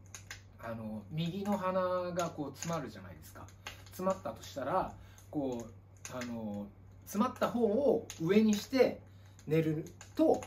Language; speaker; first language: Japanese; native; Japanese